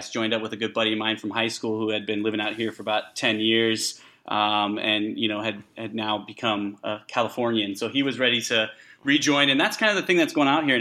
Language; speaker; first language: English; native; English